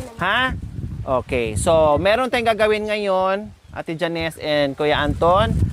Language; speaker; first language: Filipino; non-native, local second language; Cebuano